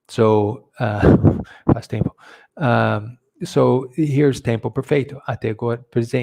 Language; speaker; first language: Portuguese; non-native, fluent; English